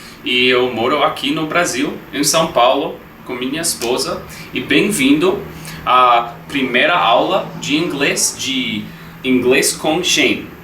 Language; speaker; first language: Portuguese; non-native, learner; English